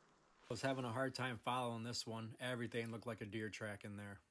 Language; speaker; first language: English; native; English